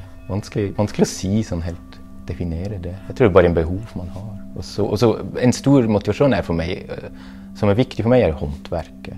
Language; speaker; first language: Norwegian; non-native, fluent; German